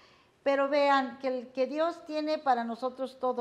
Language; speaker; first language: Spanish; native; Spanish